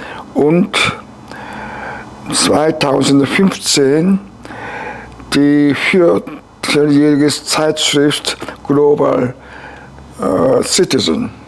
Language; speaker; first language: German; non-native, fluent; Korean